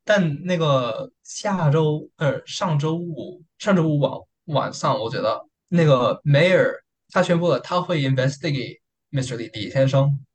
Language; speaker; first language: Chinese; non-native, learner; English